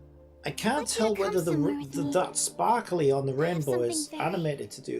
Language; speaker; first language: English; native; English